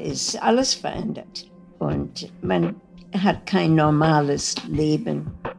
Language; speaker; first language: German; native; German